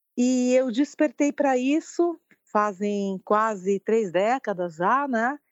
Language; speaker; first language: Portuguese; early bilingual, other home language; French